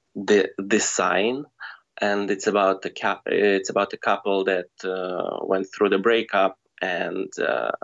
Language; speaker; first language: English; non-native, fluent; Russian